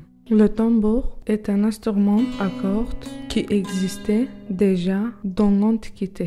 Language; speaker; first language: French; non-native, learner; Kurdish